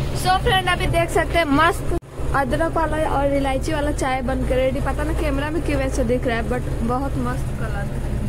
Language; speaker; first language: Hindi; native; Hindi